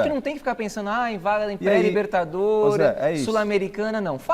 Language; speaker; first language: Portuguese; native; Portuguese